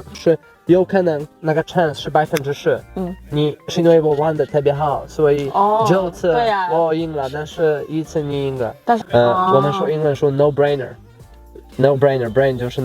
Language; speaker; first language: Chinese; non-native, learner; Polish